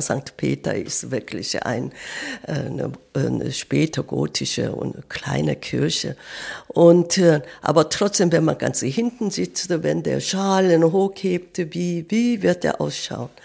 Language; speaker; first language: German; non-native, learner; Korean